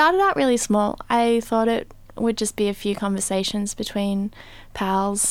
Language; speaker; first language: English; native; English